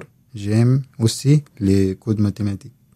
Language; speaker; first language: French; non-native, learner; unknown